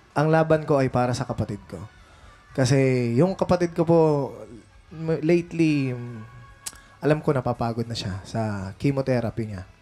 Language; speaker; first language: Filipino; native; Filipino